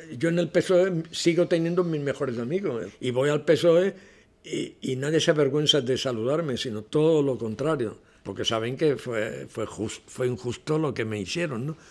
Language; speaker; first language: Spanish; non-native, local second language; Catalan